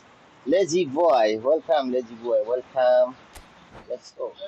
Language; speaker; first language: English; non-native, learner; Nepali